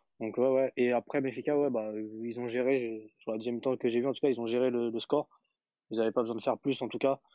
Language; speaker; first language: French; native; French